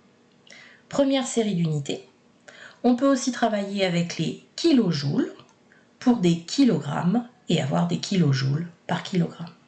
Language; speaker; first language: French; native; French